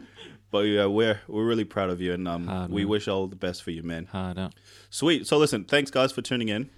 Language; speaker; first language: English; non-native, fluent; Tongan